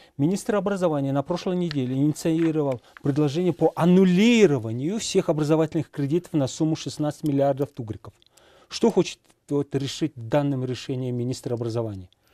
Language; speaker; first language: Russian; non-native, fluent; Mongolian